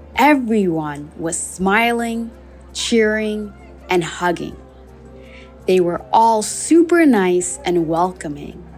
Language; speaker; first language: English; native; English